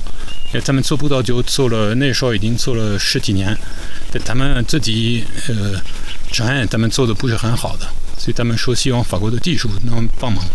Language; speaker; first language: Chinese; non-native, fluent; French